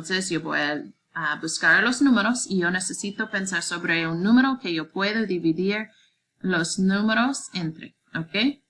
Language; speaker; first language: Spanish; non-native, learner; English